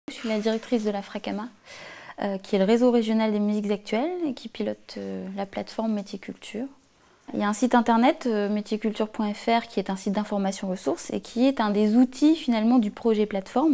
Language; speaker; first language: French; native; French